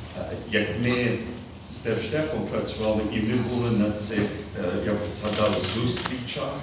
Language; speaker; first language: Ukrainian; early bilingual, heritage; Ukrainian